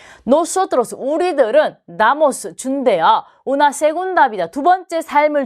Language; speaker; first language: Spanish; non-native, fluent; Korean